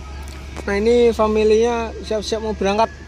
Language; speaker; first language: Indonesian; native; Indonesian